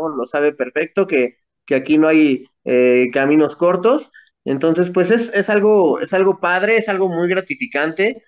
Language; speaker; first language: Spanish; native; Spanish